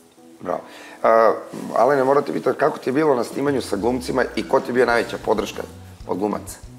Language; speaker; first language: Serbian; native; Serbian